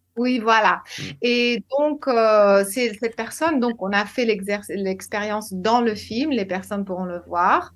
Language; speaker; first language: French; non-native, fluent; English